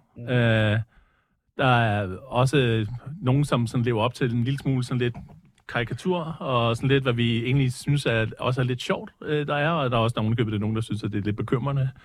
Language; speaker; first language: Danish; early bilingual, other home language; English